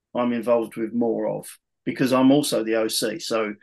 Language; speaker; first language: English; native; English